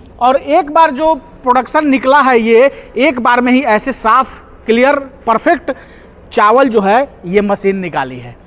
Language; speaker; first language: Hindi; native; Hindi